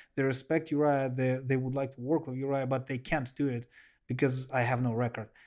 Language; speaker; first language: English; non-native, learner; Russian